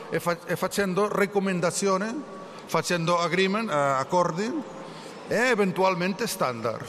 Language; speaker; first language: Italian; non-native, learner; Catalan